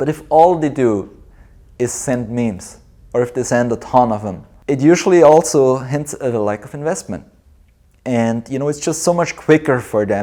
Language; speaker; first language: English; non-native, fluent; German